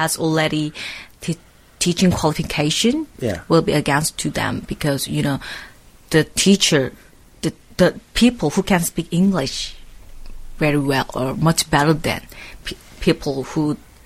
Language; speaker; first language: English; non-native, learner; Korean